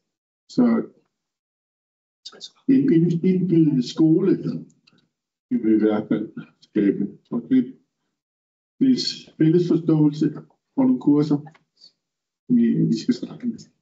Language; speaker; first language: Danish; non-native, local second language; Kalaallisut